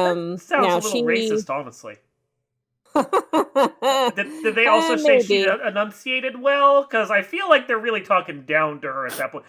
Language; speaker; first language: English; native; English